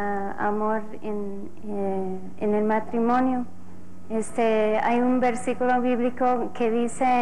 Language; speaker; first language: Spanish; non-native, fluent; English